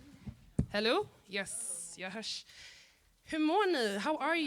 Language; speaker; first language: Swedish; native; Swedish